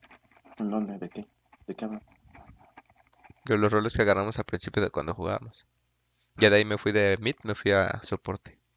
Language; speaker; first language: Spanish; native; Spanish